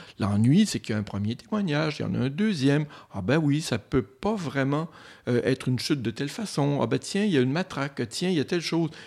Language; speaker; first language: French; native; French